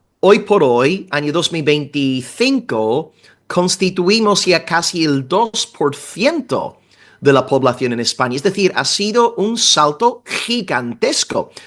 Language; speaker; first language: Spanish; non-native, fluent; English